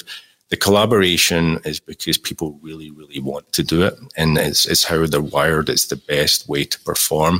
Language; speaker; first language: English; native; English